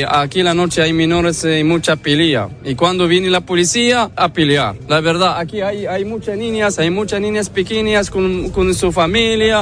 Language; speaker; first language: Spanish; non-native, learner; Arabic